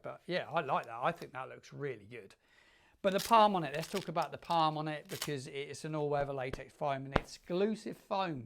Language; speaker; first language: English; native; English